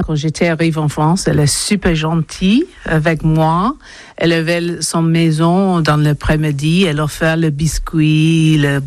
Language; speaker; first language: French; non-native, learner; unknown